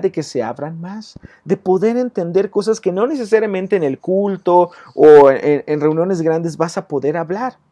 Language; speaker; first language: Spanish; native; Spanish